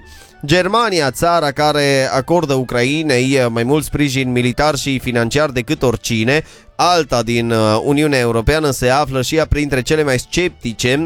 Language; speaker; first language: Romanian; native; Romanian